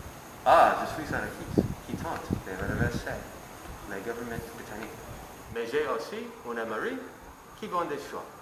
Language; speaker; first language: French; non-native, learner; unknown